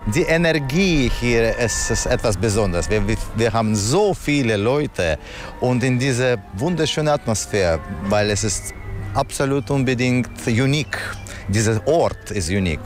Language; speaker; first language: German; non-native, fluent; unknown